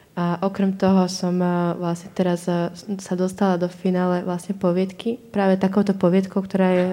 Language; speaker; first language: Slovak; non-native, local second language; Hungarian